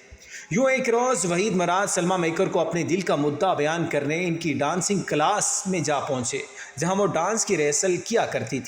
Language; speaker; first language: Urdu; native; Urdu